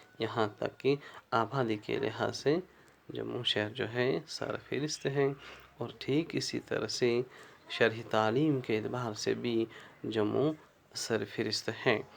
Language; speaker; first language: Urdu; non-native, local second language; Kashmiri